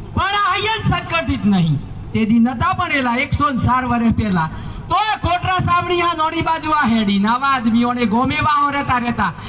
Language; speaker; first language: Gujarati; non-native, local second language; Bhili